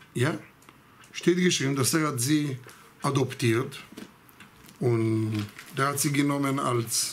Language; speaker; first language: German; non-native, fluent; Hebrew